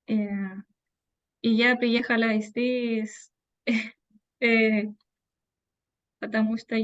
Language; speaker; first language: Russian; non-native, learner; Spanish